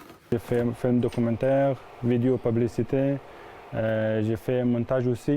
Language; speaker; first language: French; non-native, learner; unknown